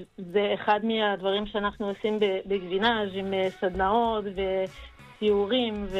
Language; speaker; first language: Hebrew; non-native, fluent; French